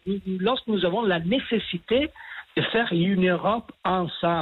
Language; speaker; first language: French; non-native, fluent; Italian